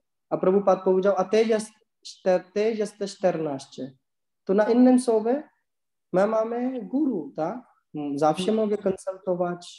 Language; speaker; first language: Polish; non-native, learner; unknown